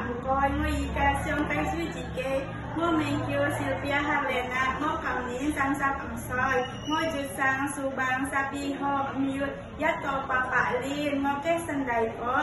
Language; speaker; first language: Cantonese; non-native, learner; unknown